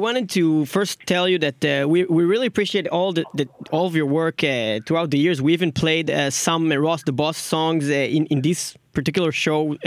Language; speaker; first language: English; non-native, fluent; Hebrew